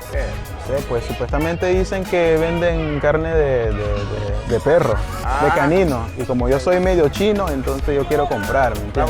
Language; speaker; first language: Spanish; non-native, fluent; English